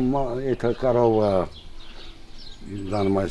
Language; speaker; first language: Russian; non-native, local second language; Azerbaijani